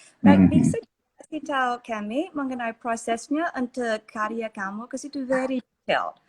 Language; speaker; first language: Indonesian; non-native, learner; English